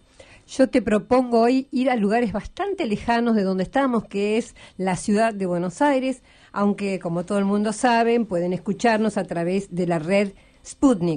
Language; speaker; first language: Spanish; native; Spanish